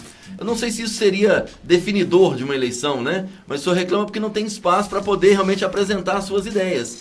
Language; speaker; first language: Portuguese; native; Portuguese